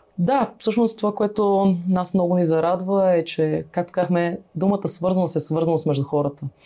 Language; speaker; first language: Bulgarian; native; Bulgarian